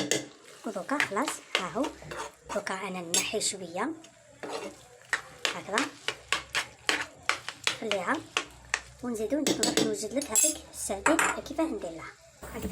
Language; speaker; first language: Arabic; native; Arabic